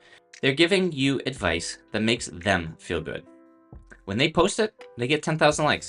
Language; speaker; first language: English; native; English